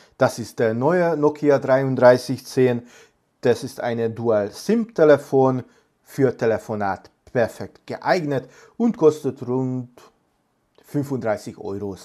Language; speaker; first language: German; non-native, fluent; Hungarian